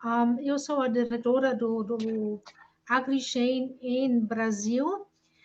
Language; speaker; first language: Portuguese; non-native, fluent; German